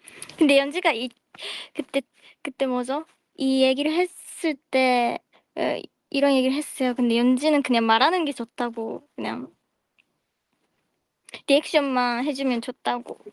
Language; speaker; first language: Korean; non-native, fluent; Japanese